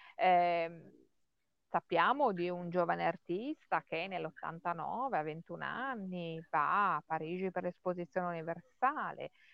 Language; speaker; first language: Italian; native; Italian